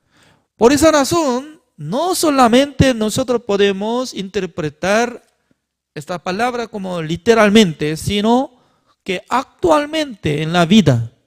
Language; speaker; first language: Spanish; non-native, learner; Korean